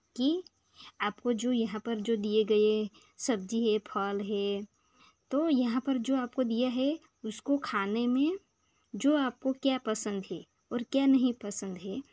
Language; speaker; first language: Hindi; non-native, local second language; Gujarati